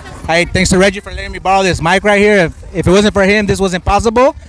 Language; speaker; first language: English; early bilingual, other home language; Spanish